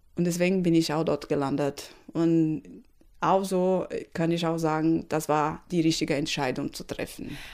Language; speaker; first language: German; non-native, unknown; Portuguese